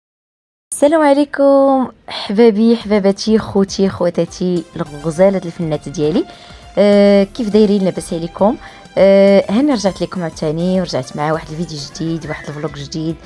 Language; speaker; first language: Arabic; native; Arabic